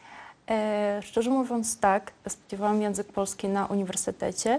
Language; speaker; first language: Polish; non-native, local second language; Ukrainian